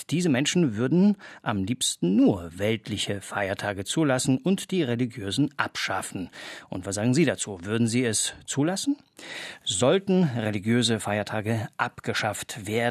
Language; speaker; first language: German; native; German